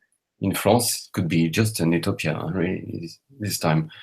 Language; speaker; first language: English; non-native, learner; French